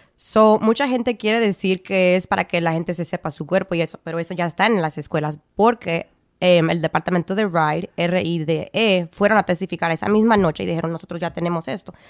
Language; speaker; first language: Spanish; early bilingual, heritage; Spanish